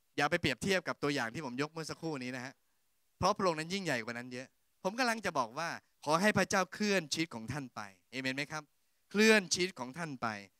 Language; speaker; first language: Thai; native; Thai